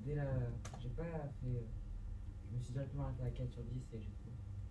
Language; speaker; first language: French; native; French